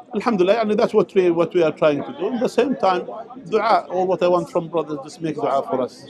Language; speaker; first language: English; non-native, fluent; Arabic